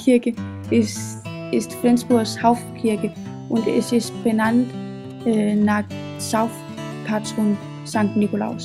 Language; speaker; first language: German; non-native, learner; Danish